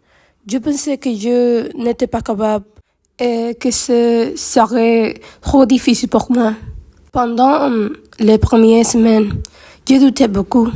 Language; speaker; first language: French; non-native, learner; Spanish